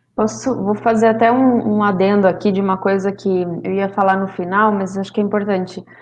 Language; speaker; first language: Portuguese; non-native, fluent; Spanish